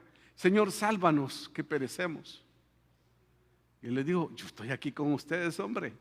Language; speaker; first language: Spanish; native; Spanish